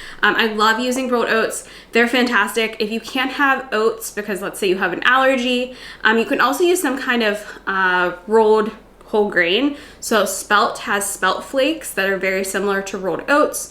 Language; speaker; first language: English; native; English